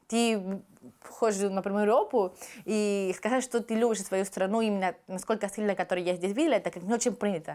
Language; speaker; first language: Russian; non-native, fluent; Spanish